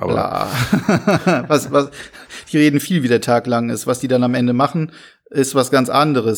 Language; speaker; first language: German; native; German